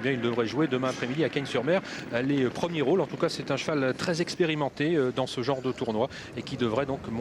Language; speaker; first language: French; native; French